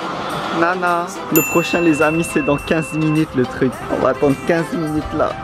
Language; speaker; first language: French; native; French